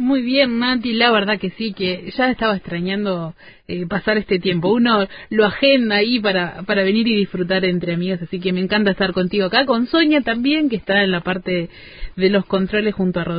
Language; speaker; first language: Spanish; native; Spanish